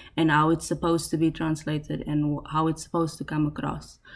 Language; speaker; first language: English; non-native, local second language; Afrikaans